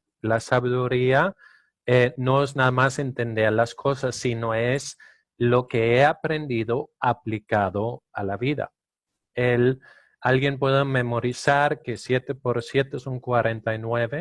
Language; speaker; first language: Spanish; non-native, fluent; Danish